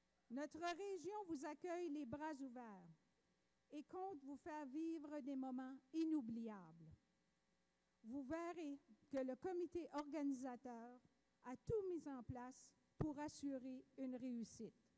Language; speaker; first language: French; native; French